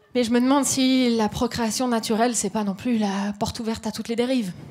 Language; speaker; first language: French; native; French